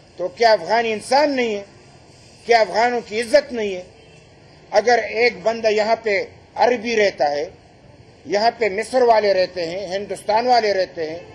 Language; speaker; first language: Urdu; non-native, local second language; Pashto